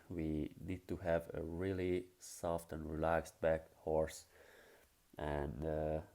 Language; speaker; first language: English; non-native, fluent; Hungarian